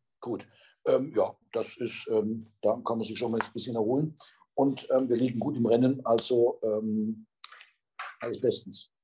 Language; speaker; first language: German; native; German